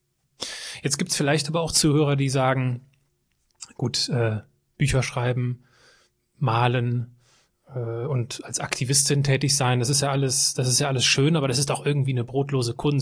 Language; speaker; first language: German; native; German